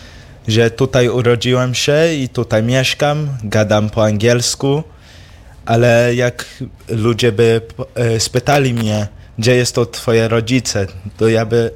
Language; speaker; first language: Polish; early bilingual, heritage; English